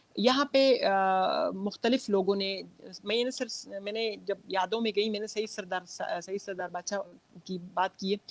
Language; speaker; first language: Urdu; non-native, local second language; Pashto